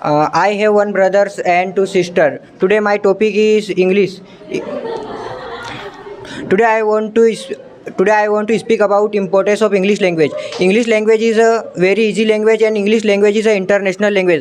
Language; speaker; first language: English; non-native, learner; Hindi